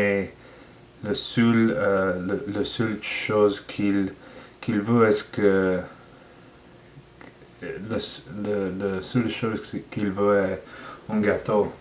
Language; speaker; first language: French; non-native, learner; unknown